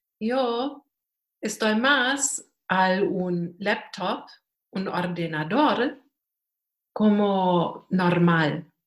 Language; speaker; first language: Spanish; non-native, learner; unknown